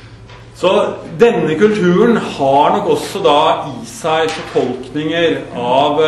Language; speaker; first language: Norwegian; native; Norwegian